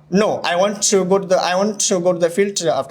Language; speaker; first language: English; non-native, learner; Bangla